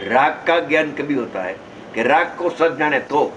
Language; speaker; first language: Hindi; non-native, local second language; Gujarati